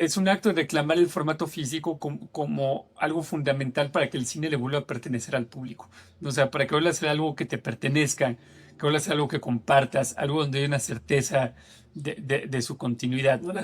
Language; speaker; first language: Spanish; native; Spanish